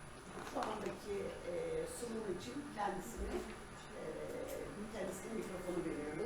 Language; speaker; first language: Turkish; native; Turkish